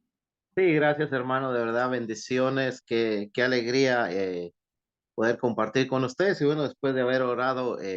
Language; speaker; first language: Spanish; native; Spanish